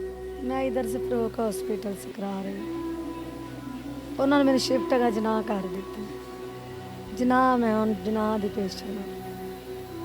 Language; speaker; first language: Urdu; non-native, local second language; Punjabi